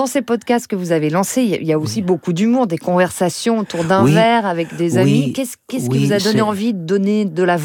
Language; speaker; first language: French; native; French